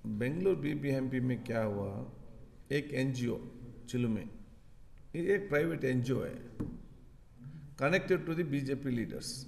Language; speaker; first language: Hindi; non-native, local second language; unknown